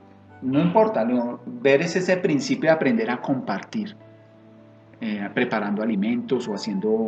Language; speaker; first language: Spanish; native; Spanish